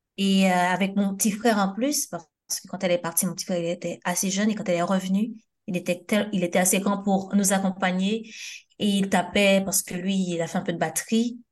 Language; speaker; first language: French; non-native, local second language; Haitian Creole